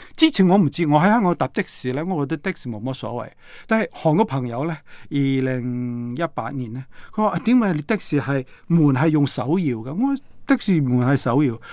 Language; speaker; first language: Cantonese; non-native, fluent; Korean